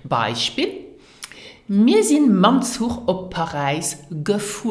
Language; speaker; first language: German; non-native, learner; English